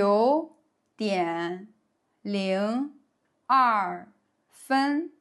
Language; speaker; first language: Chinese; non-native, fluent; French